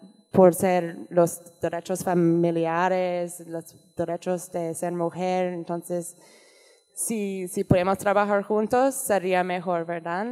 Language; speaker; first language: Spanish; non-native, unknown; English